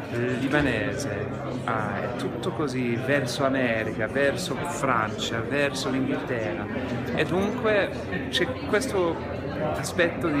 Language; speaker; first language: Italian; non-native, fluent; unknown